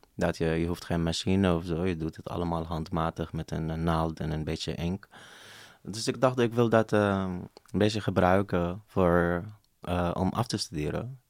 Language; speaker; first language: Dutch; non-native, fluent; Arabic